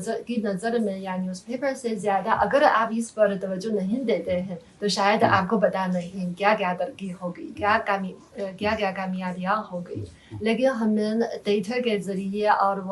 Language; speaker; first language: Hindi; non-native, fluent; Chinese